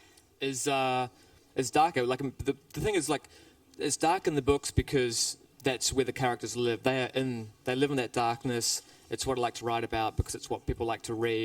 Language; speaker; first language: English; native; English